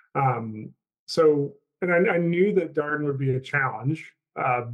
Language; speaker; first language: English; native; English